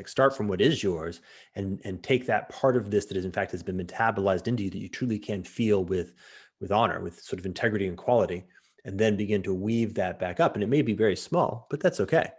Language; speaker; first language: English; native; English